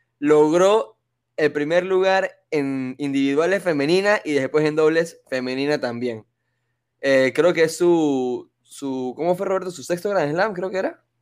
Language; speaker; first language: Spanish; native; Spanish